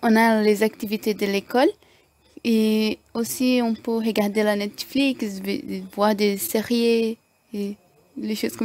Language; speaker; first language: French; non-native, learner; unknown